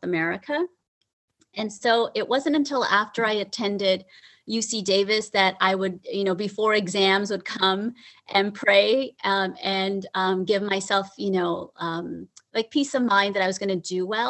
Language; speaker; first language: English; early bilingual, other home language; Punjabi